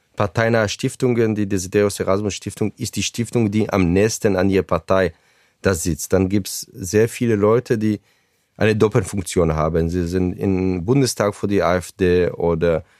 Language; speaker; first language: German; non-native, fluent; Hebrew